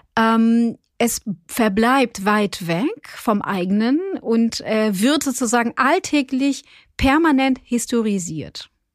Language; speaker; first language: German; non-native, fluent; Russian